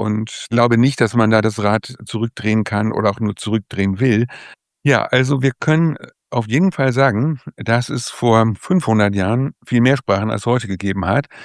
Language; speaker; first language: German; native; German